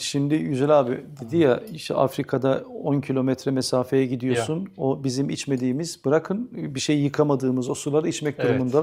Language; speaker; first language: Turkish; native; Turkish